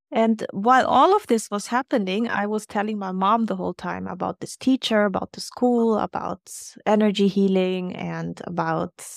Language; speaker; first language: English; non-native, fluent; German